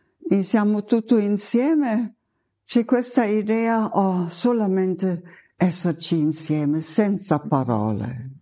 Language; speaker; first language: Italian; non-native, fluent; German